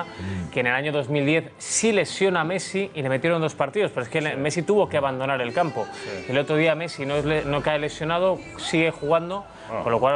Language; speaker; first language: Spanish; native; Spanish